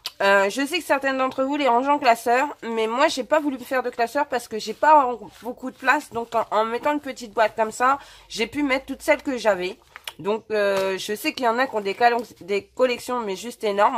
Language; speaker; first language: French; native; French